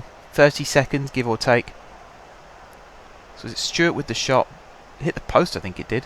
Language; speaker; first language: English; native; English